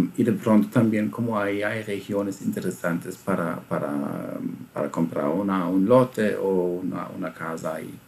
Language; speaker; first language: Spanish; non-native, fluent; German